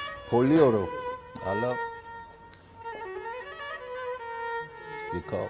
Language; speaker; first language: Greek; non-native, learner; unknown